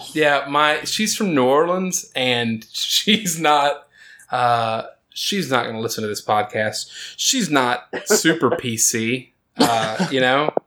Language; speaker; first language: English; native; English